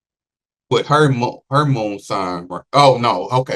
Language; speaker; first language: English; native; English